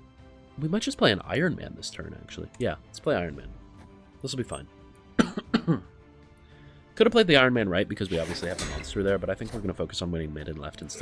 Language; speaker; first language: English; native; English